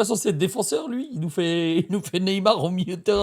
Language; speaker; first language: French; native; French